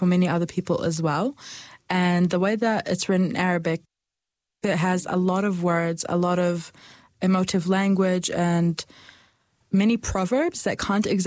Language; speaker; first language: English; native; English